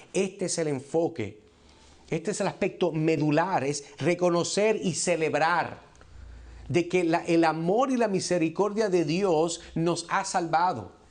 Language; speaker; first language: Spanish; early bilingual, heritage; Spanish